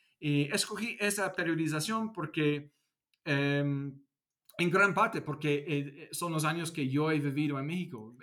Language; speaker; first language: Spanish; non-native, fluent; English